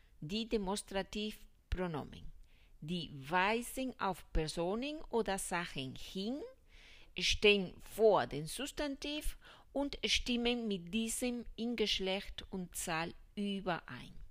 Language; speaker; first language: German; non-native, fluent; Spanish